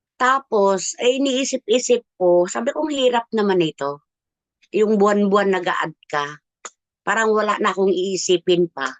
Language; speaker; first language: Filipino; non-native, local second language; Cebuano